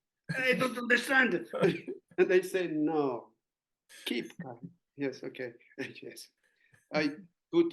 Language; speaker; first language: English; non-native, learner; French